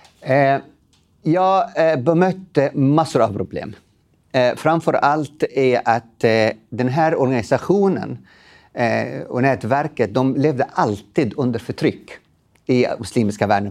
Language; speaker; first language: Swedish; non-native, fluent; Arabic